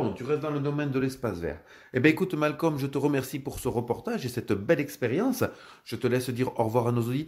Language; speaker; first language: French; native; French